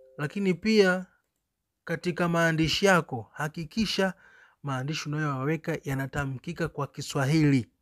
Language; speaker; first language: Swahili; native; Swahili